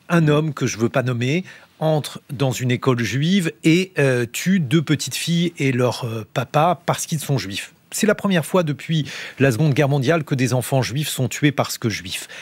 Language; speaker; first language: French; native; French